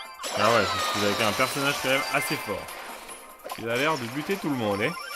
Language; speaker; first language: French; native; French